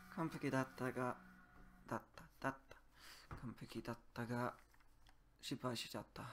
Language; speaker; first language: Japanese; non-native, fluent; English